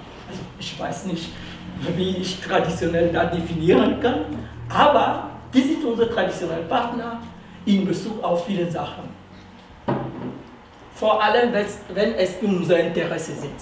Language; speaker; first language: German; non-native, fluent; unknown